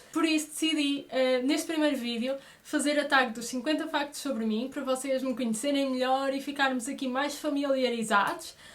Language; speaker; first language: Portuguese; native; Portuguese